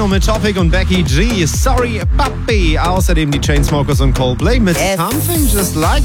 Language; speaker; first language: German; native; German